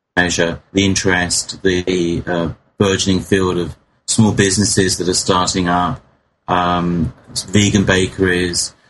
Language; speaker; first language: English; native; English